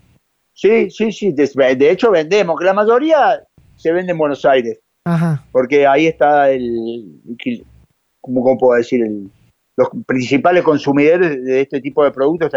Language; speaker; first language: Spanish; native; Spanish